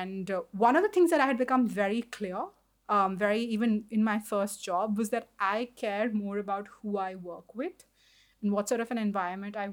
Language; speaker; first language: English; non-native, local second language; Hindi